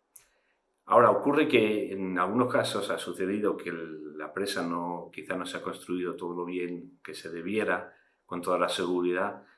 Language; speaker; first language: Spanish; native; Spanish